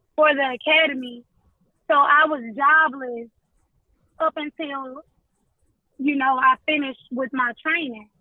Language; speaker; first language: English; native; English